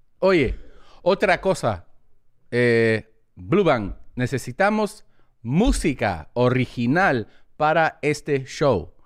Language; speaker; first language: Spanish; early bilingual, heritage; English